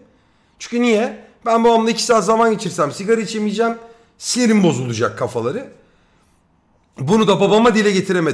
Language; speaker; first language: Turkish; native; Turkish